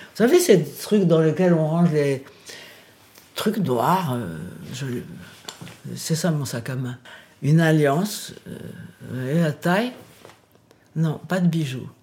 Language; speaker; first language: French; early bilingual, other home language; Portuguese